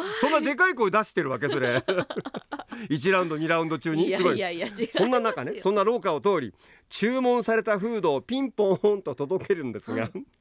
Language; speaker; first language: Japanese; native; Japanese